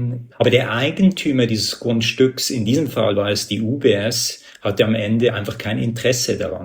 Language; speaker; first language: German; native; German